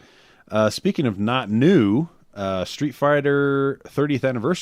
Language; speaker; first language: English; native; English